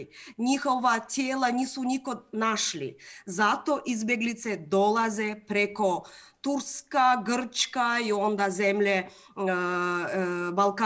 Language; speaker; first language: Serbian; non-native, fluent; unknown